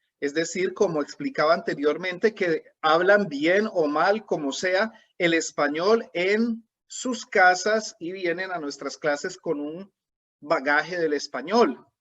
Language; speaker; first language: Spanish; native; Spanish